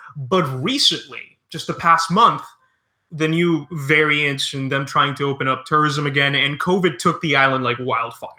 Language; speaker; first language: English; early bilingual, other home language; Spanish